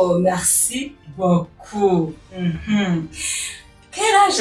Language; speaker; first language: French; non-native, local second language; Kinyarwanda